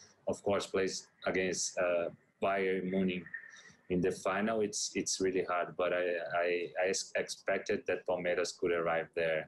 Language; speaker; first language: English; non-native, fluent; Portuguese